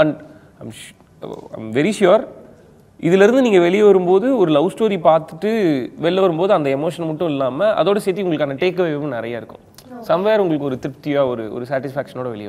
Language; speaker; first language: Tamil; native; Tamil